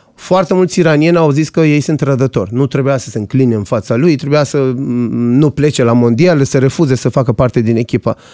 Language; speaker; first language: Romanian; non-native, fluent; Persian